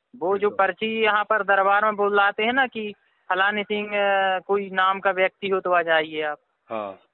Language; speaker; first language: Hindi; native; Hindi